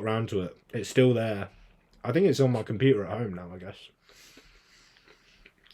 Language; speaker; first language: English; native; English